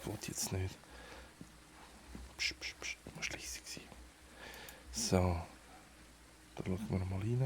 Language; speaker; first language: German; native; German